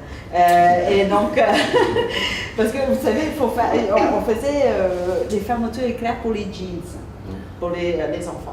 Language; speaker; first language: French; early bilingual, other home language; Vietnamese